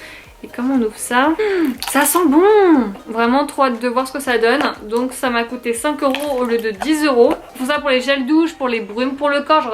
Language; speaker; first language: French; native; French